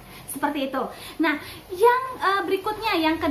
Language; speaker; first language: Indonesian; native; Indonesian